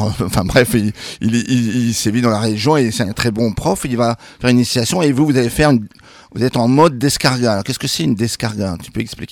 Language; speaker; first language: French; native; French